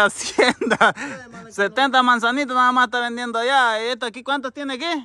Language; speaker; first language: Spanish; native; Spanish